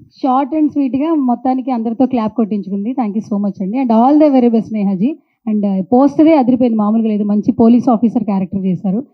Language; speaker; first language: Telugu; native; Telugu